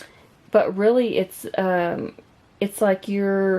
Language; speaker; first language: English; native; English